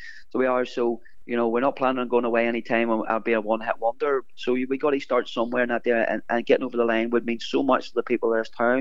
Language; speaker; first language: English; native; English